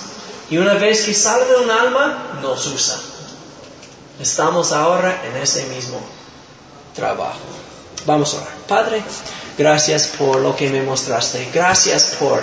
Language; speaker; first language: Spanish; non-native, fluent; English